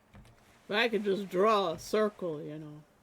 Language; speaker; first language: English; native; English